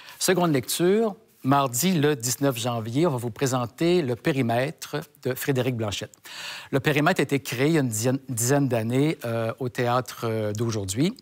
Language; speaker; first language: French; native; French